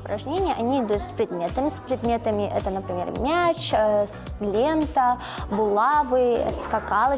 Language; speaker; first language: Russian; native; Russian